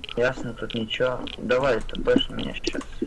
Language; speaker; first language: Russian; native; Russian